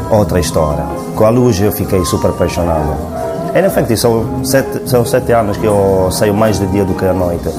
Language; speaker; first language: Portuguese; non-native, fluent; Italian